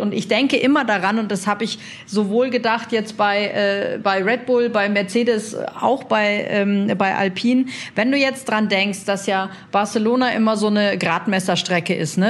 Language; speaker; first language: German; native; German